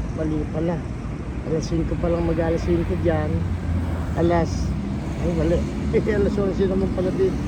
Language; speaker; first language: Filipino; native; Filipino